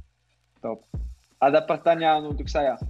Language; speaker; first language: Indonesian; non-native, learner; Dutch